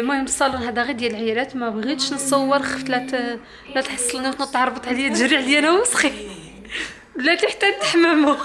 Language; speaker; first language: Arabic; native; Arabic